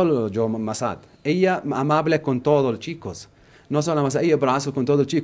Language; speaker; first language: Spanish; non-native, learner; Arabic